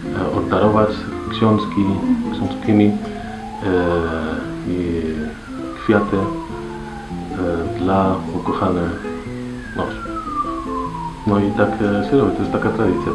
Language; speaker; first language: Polish; non-native, learner; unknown